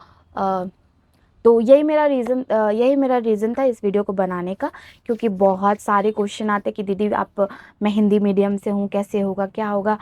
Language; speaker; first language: Hindi; native; Hindi